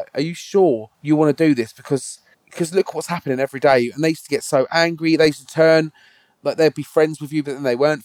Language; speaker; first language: English; native; English